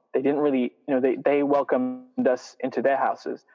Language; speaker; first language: English; non-native, fluent; Arabic